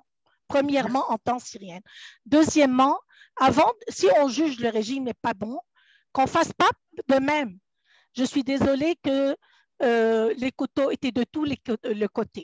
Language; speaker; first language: French; non-native, fluent; Arabic